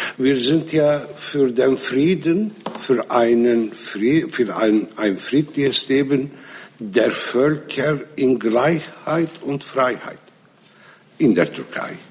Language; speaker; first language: German; non-native, fluent; Arabic